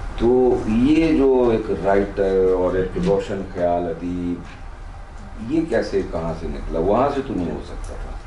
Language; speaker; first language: Urdu; non-native, local second language; Punjabi